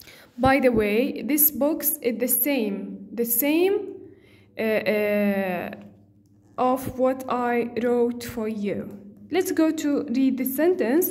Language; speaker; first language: English; non-native, fluent; Arabic